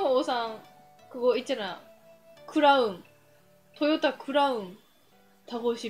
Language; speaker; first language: Korean; non-native, fluent; Japanese